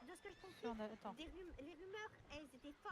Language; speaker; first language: French; native; French